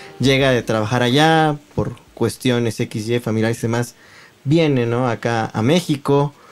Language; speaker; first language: Spanish; native; Spanish